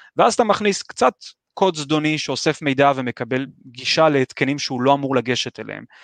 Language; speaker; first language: Hebrew; native; Hebrew